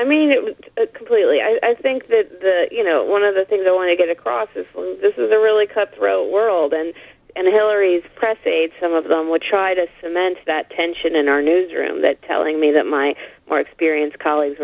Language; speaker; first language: English; native; English